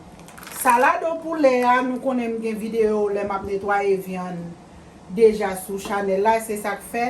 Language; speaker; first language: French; non-native, local second language; Haitian Creole